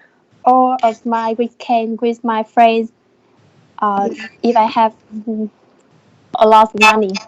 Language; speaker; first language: English; non-native, learner; Vietnamese